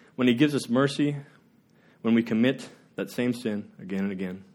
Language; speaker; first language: English; native; English